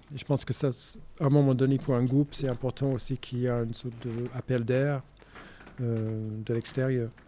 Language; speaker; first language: French; non-native, fluent; English